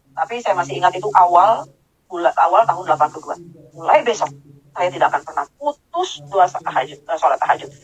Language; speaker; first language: Indonesian; native; Indonesian